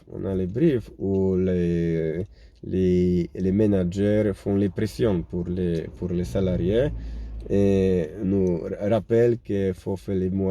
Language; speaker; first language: French; non-native, fluent; Polish